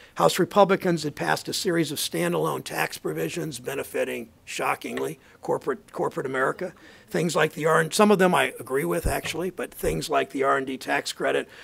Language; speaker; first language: English; native; English